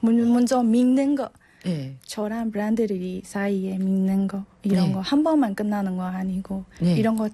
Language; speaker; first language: Korean; non-native, learner; Burmese